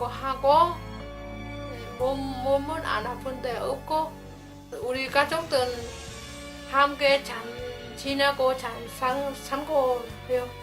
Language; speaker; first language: Korean; non-native, learner; Vietnamese